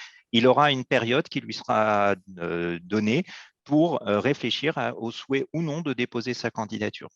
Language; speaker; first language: French; native; French